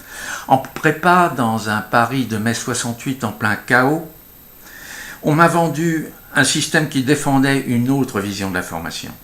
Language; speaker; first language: French; native; French